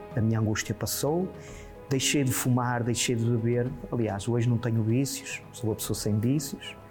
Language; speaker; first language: Portuguese; native; Portuguese